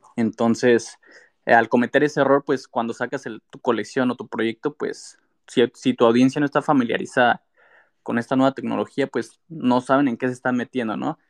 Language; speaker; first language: Spanish; early bilingual, heritage; Spanish